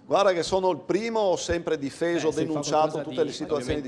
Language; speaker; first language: Italian; native; Italian